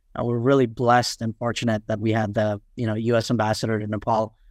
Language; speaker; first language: English; early bilingual, other home language; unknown